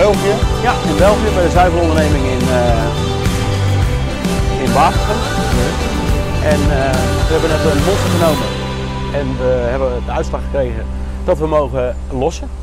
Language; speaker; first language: Dutch; native; Dutch